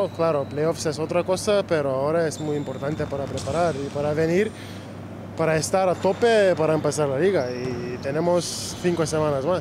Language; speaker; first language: Spanish; non-native, learner; Lithuanian